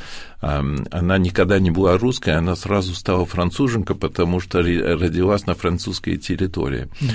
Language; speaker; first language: Russian; early bilingual, heritage; Russian